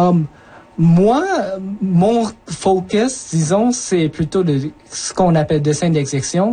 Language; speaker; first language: French; early bilingual, other home language; Japanese